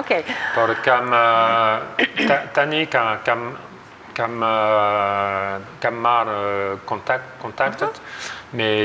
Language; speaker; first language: Albanian; non-native, learner; French